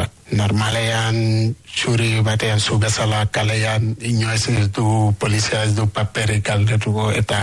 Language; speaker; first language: Basque; non-native, learner; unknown